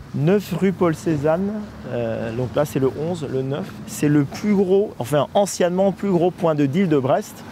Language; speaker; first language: French; non-native, fluent; Turkish